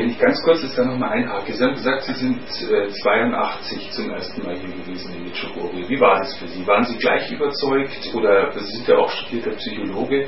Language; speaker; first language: German; native; German